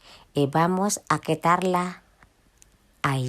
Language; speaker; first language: Spanish; non-native, learner; Filipino